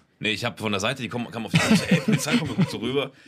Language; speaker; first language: German; native; German